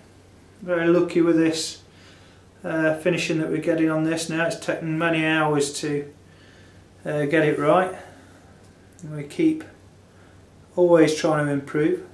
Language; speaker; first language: English; native; English